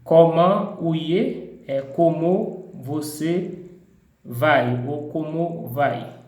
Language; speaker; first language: Portuguese; non-native, fluent; Haitian Creole